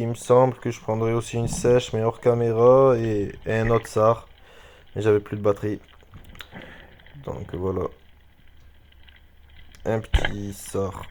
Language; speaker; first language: French; native; French